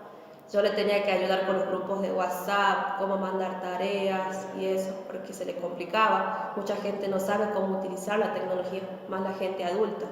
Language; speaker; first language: Spanish; native; Spanish